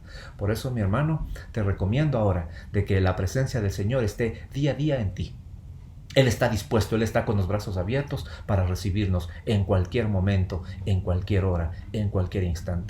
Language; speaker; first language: Spanish; native; Spanish